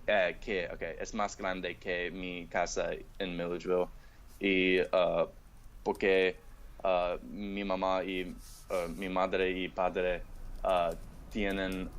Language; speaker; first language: Spanish; non-native, learner; English